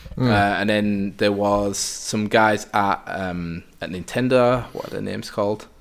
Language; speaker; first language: English; native; English